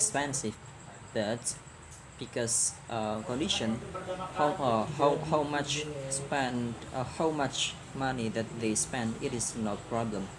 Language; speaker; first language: English; non-native, learner; Indonesian